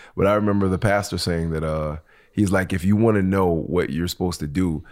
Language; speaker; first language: English; native; English